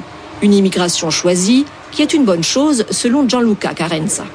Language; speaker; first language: French; native; French